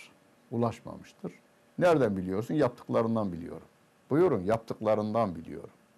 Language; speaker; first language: Turkish; native; Turkish